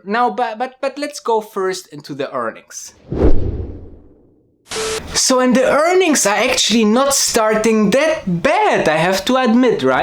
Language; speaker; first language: English; non-native, fluent; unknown